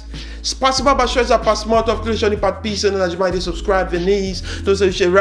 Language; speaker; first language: Russian; non-native, learner; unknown